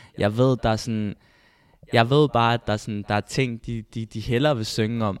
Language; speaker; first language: Danish; early bilingual, other home language; Spanish